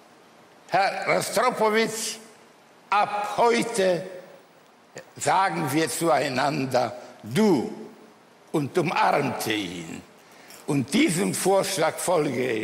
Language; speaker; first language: German; early bilingual, other home language; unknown